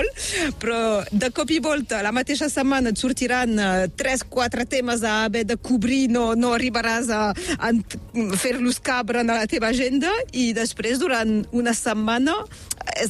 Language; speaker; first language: Catalan; native; Catalan